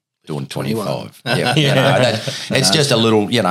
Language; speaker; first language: English; native; English